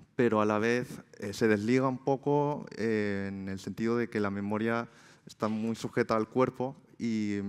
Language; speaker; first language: Spanish; native; Spanish